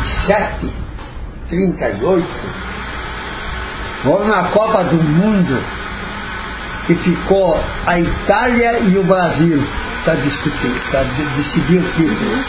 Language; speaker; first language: Portuguese; non-native, local second language; Friulian